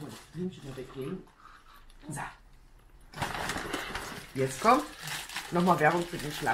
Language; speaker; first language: German; native; German